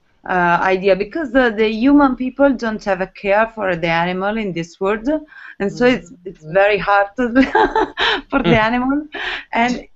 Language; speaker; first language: English; non-native, learner; Italian